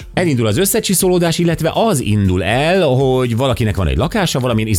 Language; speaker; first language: Hungarian; native; Hungarian